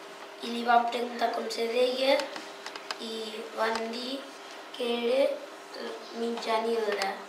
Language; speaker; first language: Catalan; native; Catalan